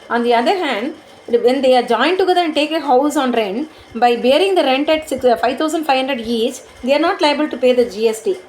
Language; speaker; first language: English; non-native, local second language; Tamil